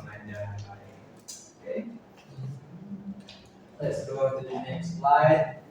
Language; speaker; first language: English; non-native, fluent; Indonesian